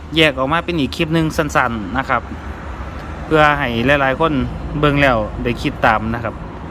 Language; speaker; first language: Thai; native; Thai